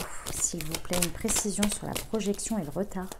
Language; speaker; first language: French; native; French